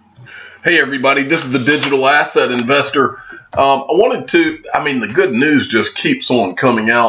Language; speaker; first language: English; native; English